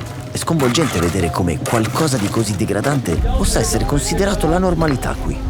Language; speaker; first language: Italian; native; Italian